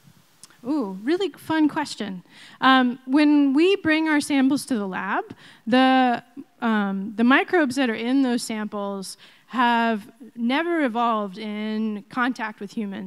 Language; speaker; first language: English; native; English